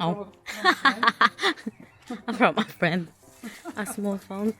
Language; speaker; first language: English; non-native, local second language; Filipino